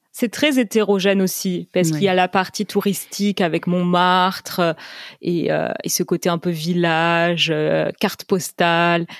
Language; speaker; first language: French; native; French